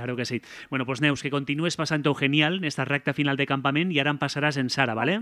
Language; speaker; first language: Catalan; native; Catalan